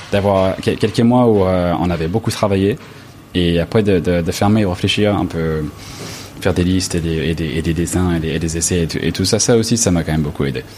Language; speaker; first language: French; non-native, fluent; English